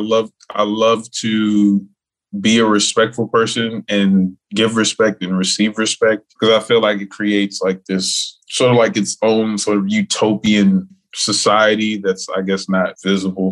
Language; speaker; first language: English; native; English